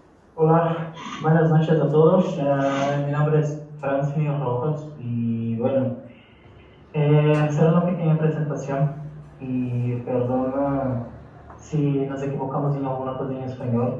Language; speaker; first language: Spanish; non-native, fluent; Portuguese